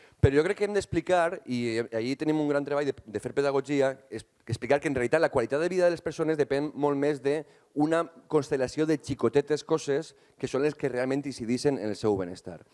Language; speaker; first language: Catalan; native; Catalan